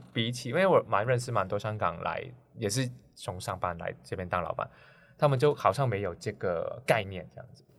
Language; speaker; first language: Chinese; non-native, local second language; Cantonese